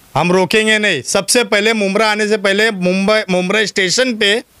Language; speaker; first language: Hindi; non-native, local second language; Urdu